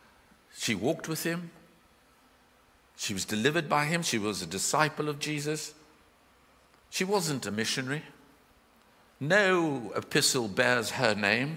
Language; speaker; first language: English; native; English